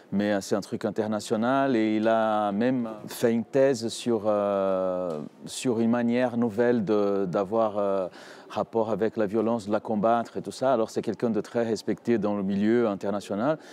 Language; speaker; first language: French; non-native, fluent; Portuguese